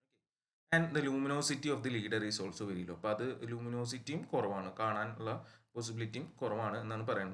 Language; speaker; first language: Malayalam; native; Malayalam